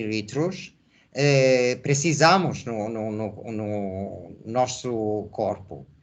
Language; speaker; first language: Portuguese; non-native, fluent; Spanish